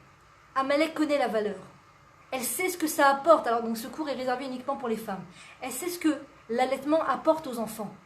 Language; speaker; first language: French; native; French